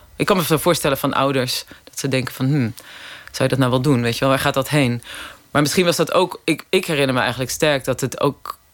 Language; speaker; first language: Dutch; native; Dutch